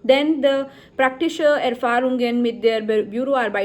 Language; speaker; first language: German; non-native, learner; Punjabi